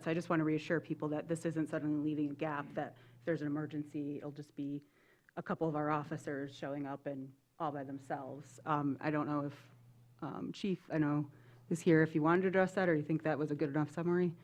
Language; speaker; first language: English; native; English